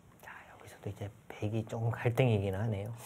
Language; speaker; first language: Korean; native; Korean